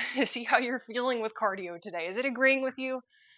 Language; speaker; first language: English; native; English